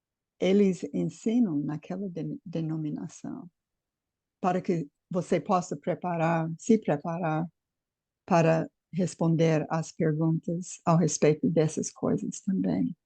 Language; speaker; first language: Portuguese; non-native, fluent; English